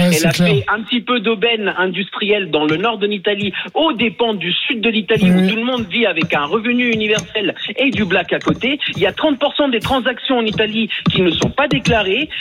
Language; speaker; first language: French; early bilingual, other home language; Italian